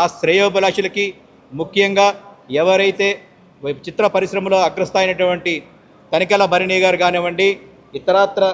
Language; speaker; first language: Telugu; native; Telugu